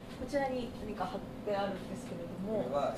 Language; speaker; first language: Japanese; native; Japanese